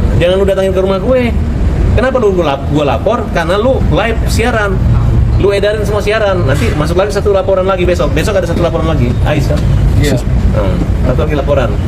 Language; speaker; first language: Indonesian; native; Indonesian